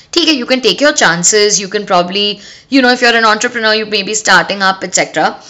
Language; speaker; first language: English; non-native, local second language; Hindi